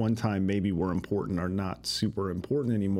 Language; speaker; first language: English; native; English